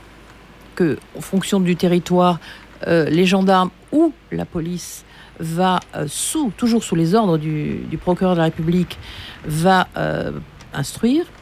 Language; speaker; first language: French; native; French